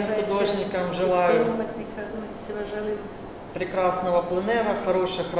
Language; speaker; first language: Russian; native; Russian